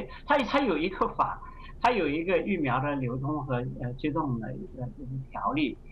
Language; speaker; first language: Chinese; native; Chinese